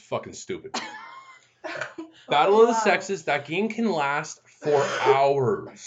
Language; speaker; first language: English; native; English